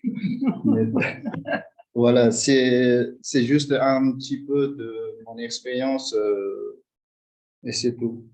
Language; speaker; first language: French; non-native, fluent; Tibetan